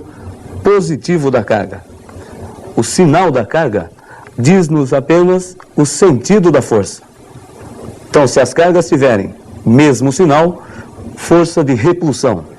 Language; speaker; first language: Portuguese; native; Portuguese